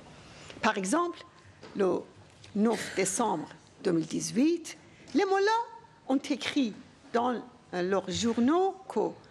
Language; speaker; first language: French; non-native, fluent; Persian